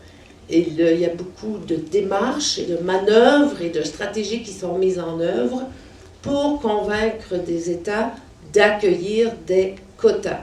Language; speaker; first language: French; native; French